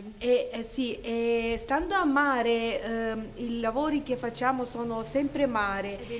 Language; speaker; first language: Italian; non-native, fluent; Bulgarian